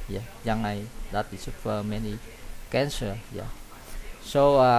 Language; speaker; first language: English; non-native, learner; Vietnamese